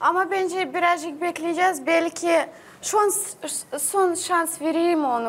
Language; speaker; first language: Turkish; non-native, learner; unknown